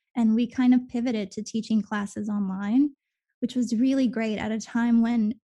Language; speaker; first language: English; early bilingual, other home language; Spanish